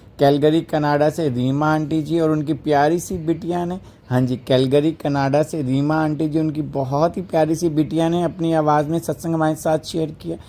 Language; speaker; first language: Hindi; native; Hindi